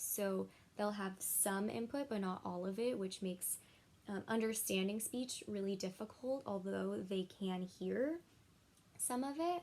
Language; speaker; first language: English; native; English